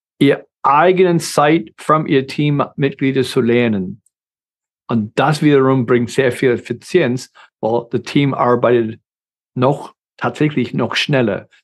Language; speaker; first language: German; non-native, fluent; English